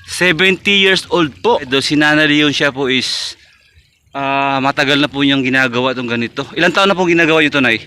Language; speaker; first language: Filipino; non-native, local second language; Cebuano